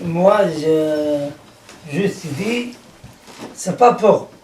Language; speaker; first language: French; non-native, learner; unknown